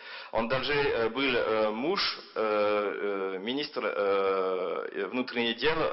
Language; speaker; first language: Russian; non-native, fluent; French